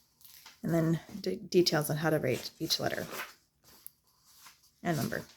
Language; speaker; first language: English; native; English